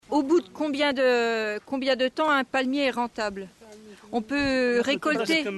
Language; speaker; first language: French; native; French